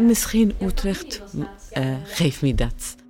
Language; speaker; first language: Dutch; non-native, learner; Arabic